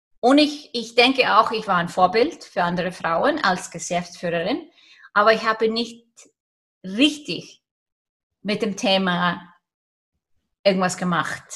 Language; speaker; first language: German; non-native, fluent; Icelandic